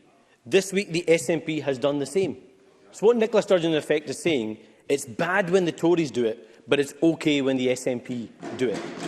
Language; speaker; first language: English; native; English